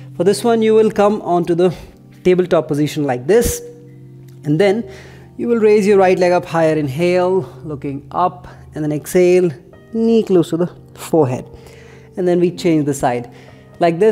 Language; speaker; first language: English; non-native, local second language; Hindi